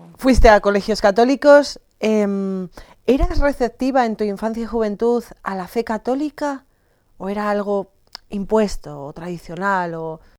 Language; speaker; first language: Spanish; native; Spanish